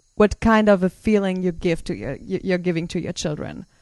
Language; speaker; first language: English; non-native, fluent; German